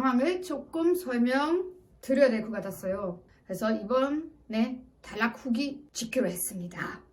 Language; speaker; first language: Korean; non-native, fluent; German